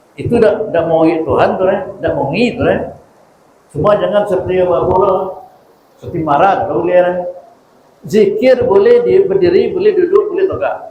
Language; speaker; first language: Malay; non-native, local second language; Minangkabau